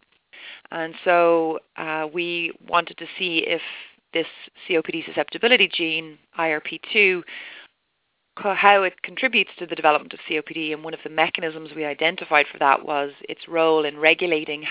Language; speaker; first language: English; native; English